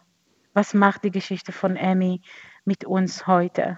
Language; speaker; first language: German; non-native, fluent; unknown